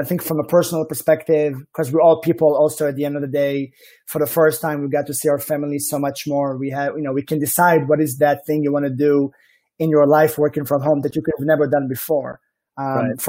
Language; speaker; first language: English; non-native, fluent; Hebrew